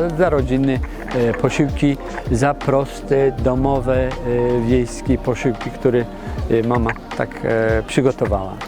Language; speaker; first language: Polish; non-native, fluent; Turkish